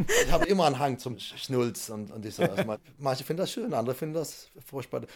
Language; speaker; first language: German; non-native, fluent; Swedish